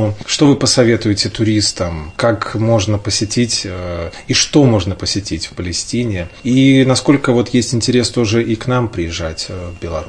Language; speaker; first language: Russian; native; Russian